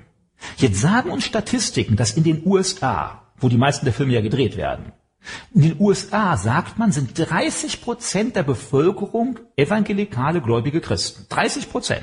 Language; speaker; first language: German; native; German